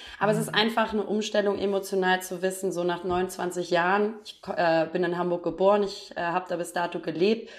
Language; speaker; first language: German; native; German